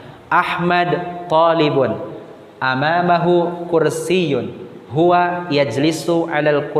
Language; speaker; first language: Arabic; non-native, fluent; Indonesian